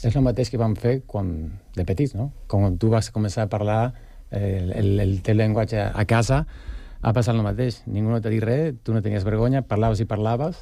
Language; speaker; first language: Catalan; non-native, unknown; Spanish